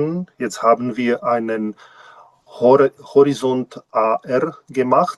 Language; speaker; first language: German; non-native, learner; Czech